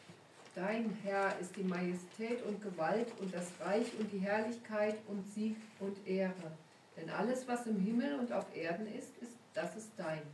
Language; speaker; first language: German; native; German